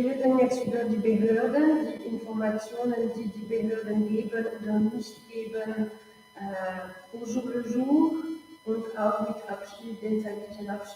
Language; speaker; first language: German; non-native, local second language; French